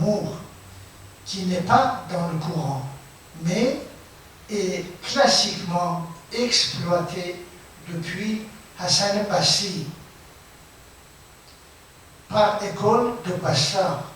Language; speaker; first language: French; non-native, fluent; Persian